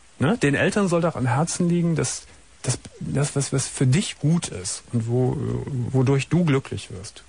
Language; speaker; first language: German; native; German